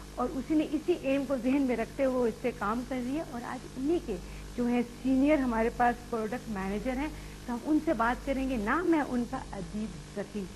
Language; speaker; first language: Urdu; non-native, local second language; Pashto